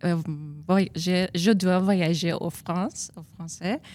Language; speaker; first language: French; non-native, learner; Persian